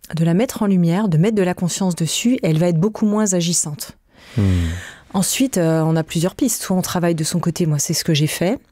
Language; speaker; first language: French; native; French